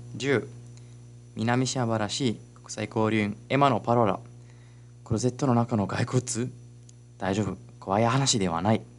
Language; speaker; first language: Japanese; non-native, fluent; Italian